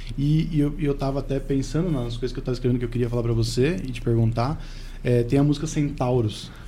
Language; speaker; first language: Portuguese; native; Portuguese